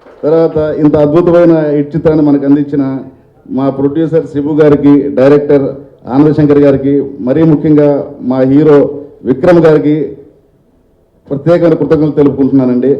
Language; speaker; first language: Telugu; native; Telugu